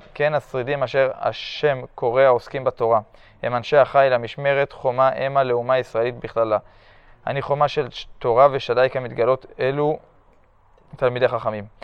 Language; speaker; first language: Hebrew; early bilingual, other home language; French